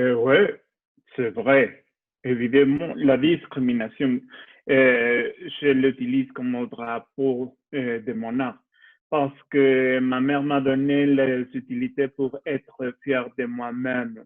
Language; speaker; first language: French; non-native, learner; Spanish